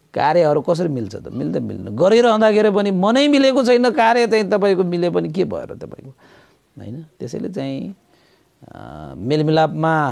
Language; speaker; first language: Nepali; non-native, local second language; Newari